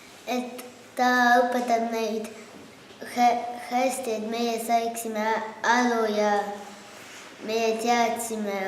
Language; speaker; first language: Estonian; non-native, local second language; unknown